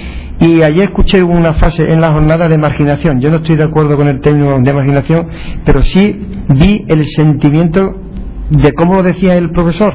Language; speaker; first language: Spanish; native; Spanish